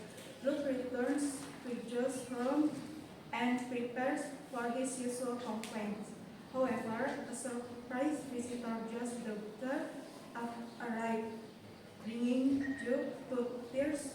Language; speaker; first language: English; non-native, local second language; Indonesian